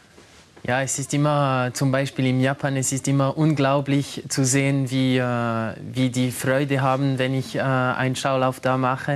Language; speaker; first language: German; non-native, local second language; French